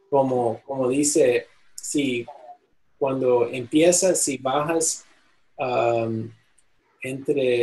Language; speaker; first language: Spanish; non-native, fluent; English